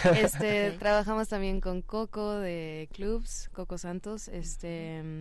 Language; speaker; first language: Spanish; native; Spanish